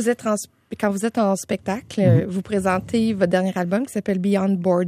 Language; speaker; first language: French; native; French